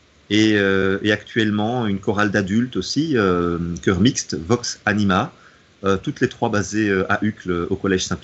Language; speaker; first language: French; native; French